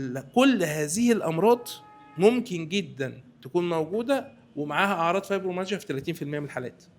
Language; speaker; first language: Arabic; native; Arabic